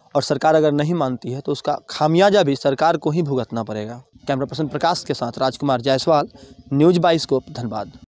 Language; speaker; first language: Hindi; native; Hindi